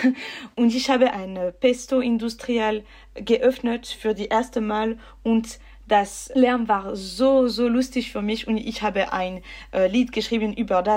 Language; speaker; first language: German; non-native, local second language; French